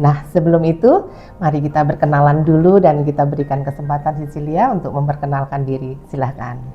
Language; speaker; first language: Indonesian; native; Indonesian